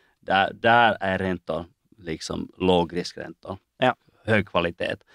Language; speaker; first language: Swedish; non-native, local second language; Finnish